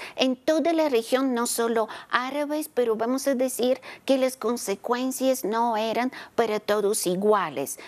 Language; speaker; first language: Spanish; non-native, fluent; Bulgarian